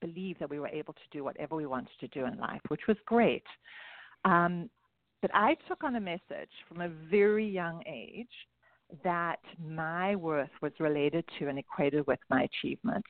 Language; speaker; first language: English; native; English